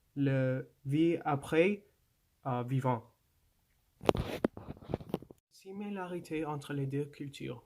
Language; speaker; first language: French; non-native, local second language; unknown